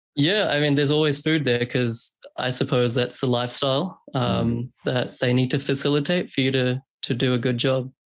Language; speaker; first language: English; early bilingual, other home language; Hindi